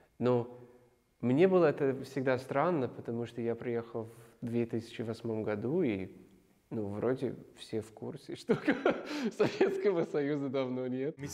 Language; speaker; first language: Russian; non-native, fluent; English